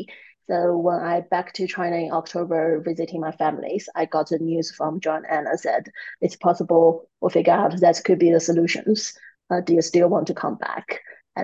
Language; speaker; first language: English; non-native, fluent; Chinese